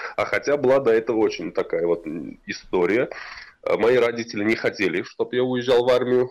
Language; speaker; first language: Russian; non-native, local second language; Tatar